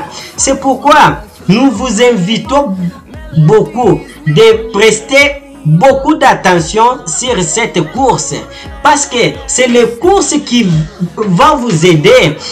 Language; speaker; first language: French; non-native, learner; Portuguese